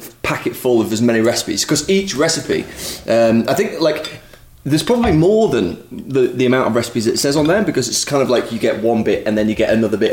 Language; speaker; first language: English; native; English